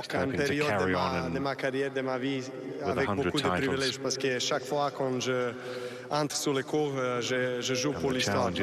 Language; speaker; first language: French; non-native, learner; Serbian